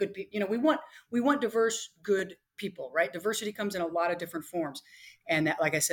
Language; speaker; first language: English; native; English